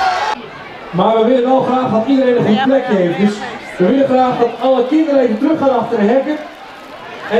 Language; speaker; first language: Dutch; native; Dutch